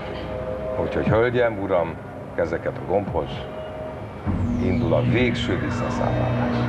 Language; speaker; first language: Hungarian; native; Hungarian